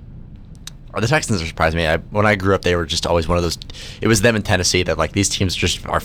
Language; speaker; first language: English; native; English